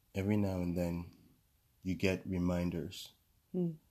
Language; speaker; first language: English; non-native, local second language; Yoruba